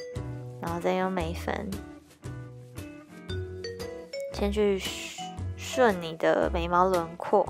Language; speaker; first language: Chinese; native; Chinese